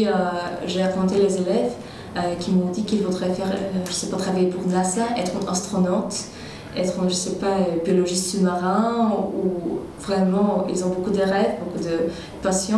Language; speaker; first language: French; non-native, fluent; Polish